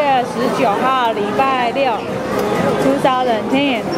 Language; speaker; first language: Chinese; early bilingual, heritage; Chinese